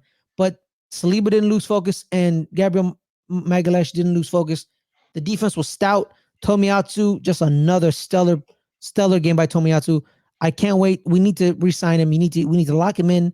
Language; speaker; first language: English; native; English